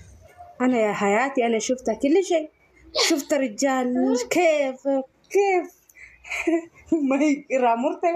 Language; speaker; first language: Arabic; non-native, learner; Oromo